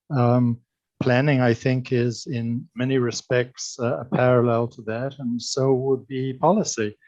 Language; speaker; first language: English; native; English